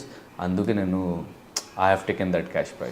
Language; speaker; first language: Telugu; non-native, learner; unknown